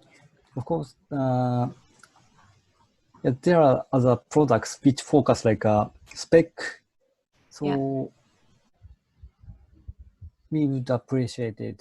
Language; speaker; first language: English; non-native, fluent; Japanese